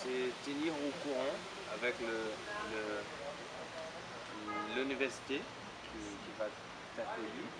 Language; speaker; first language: French; non-native, fluent; Portuguese